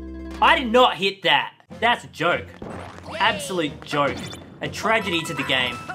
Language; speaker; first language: English; native; English